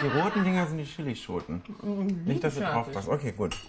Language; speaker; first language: German; native; German